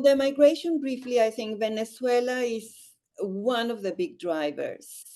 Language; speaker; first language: English; non-native, fluent; Spanish